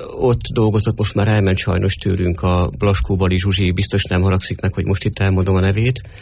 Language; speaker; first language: Hungarian; native; Hungarian